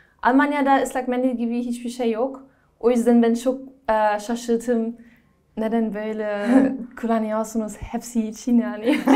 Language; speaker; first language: Turkish; non-native, learner; German